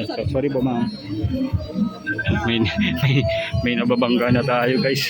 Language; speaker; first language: Filipino; native; Filipino